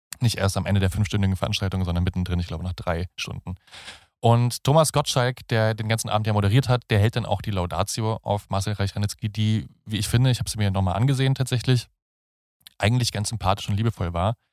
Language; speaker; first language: German; native; German